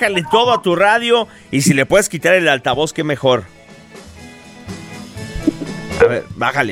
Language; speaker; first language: Spanish; native; Spanish